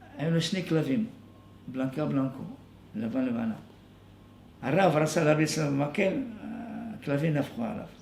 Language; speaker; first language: Hebrew; non-native, fluent; Arabic